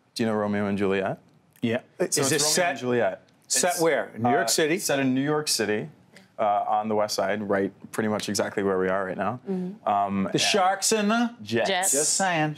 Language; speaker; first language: English; native; English